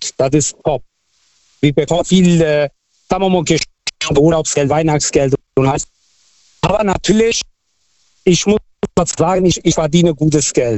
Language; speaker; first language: German; non-native, fluent; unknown